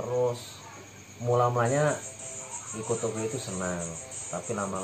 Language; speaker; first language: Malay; non-native, local second language; Javanese